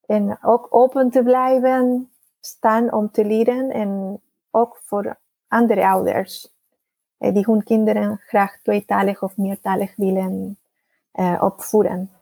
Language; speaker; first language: Dutch; non-native, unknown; Spanish